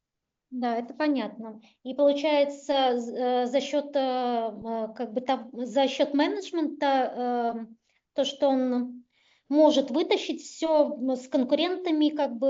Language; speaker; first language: Russian; native; Russian